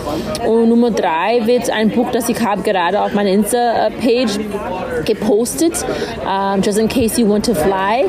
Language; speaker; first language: German; non-native, learner; English